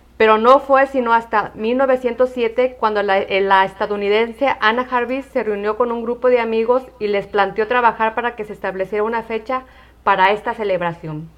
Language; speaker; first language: Spanish; native; Spanish